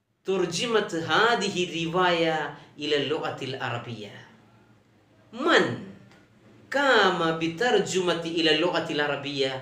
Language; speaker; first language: Arabic; non-native, fluent; Malayalam